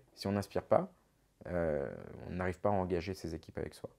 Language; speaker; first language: French; native; French